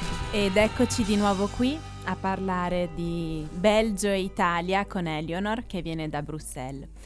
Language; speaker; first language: Italian; native; Italian